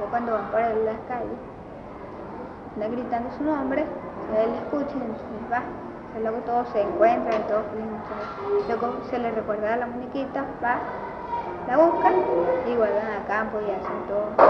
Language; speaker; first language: Spanish; native; Spanish